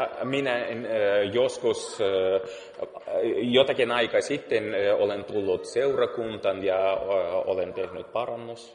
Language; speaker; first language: Finnish; non-native, learner; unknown